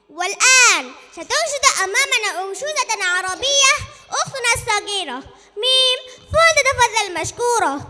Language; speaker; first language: Arabic; non-native, learner; Bangla